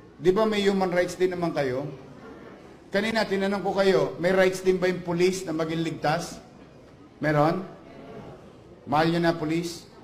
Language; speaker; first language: Filipino; native; Filipino